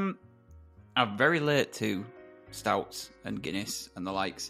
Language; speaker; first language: English; native; English